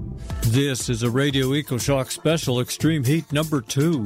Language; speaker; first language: English; native; English